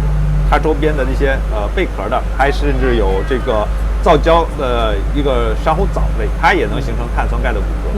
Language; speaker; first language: Chinese; native; Chinese